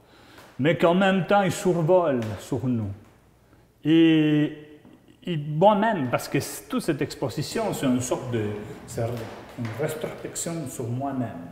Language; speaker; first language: French; non-native, fluent; Spanish